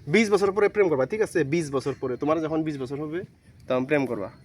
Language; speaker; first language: Bangla; non-native, local second language; Chakma